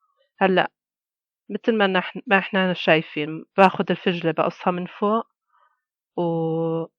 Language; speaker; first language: Arabic; native; Arabic